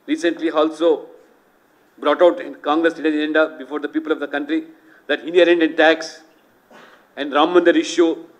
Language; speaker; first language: English; non-native, local second language; Telugu